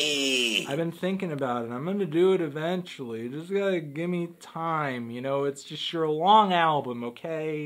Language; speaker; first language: English; native; English